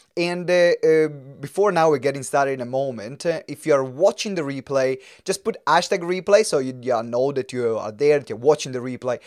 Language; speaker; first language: English; non-native, fluent; Italian